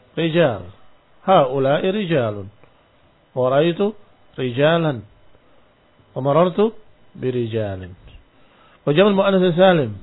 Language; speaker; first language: Arabic; non-native, fluent; Indonesian